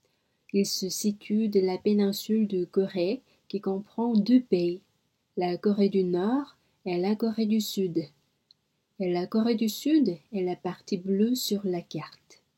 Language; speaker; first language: French; non-native, learner; Korean